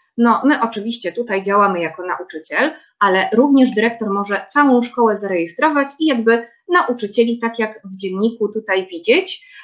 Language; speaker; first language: Polish; native; Polish